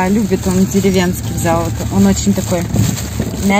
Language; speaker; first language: Russian; native; Russian